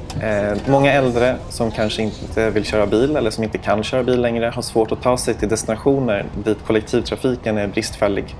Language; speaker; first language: Swedish; native; Swedish